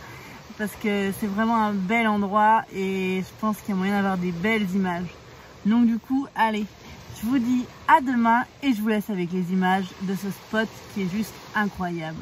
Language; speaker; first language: French; native; French